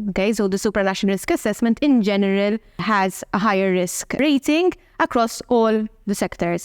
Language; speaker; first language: English; non-native, local second language; Maltese